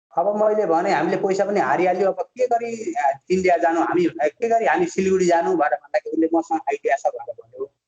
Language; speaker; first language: Nepali; native; Nepali